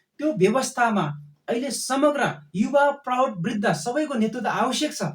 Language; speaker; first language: Nepali; non-native, local second language; Eastern Tamang